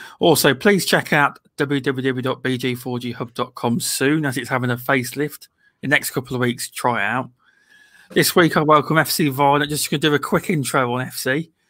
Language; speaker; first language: English; native; English